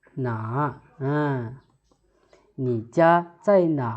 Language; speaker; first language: Chinese; non-native, fluent; Lao